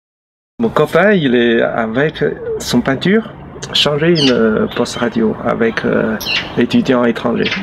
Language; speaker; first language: French; non-native, learner; Chinese